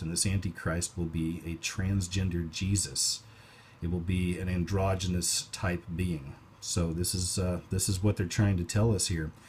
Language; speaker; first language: English; native; English